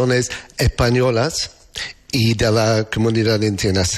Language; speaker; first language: Spanish; non-native, fluent; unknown